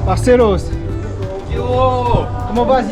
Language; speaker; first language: Spanish; non-native, learner; French